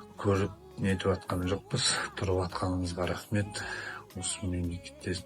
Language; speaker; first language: Kazakh; non-native, local second language; Tatar